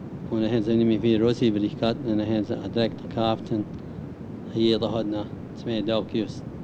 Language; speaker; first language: German; early bilingual, heritage; German